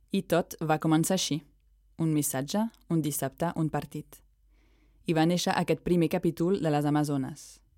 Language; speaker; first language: Catalan; non-native, fluent; French